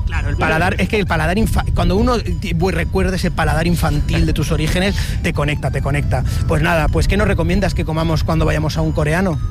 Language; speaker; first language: Spanish; native; Spanish